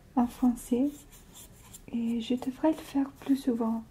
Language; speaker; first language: French; non-native, fluent; Italian